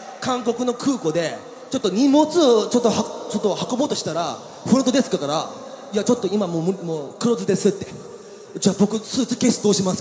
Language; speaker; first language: Japanese; native; Japanese